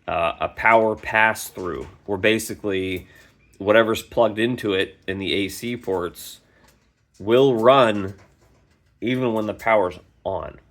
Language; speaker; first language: English; native; English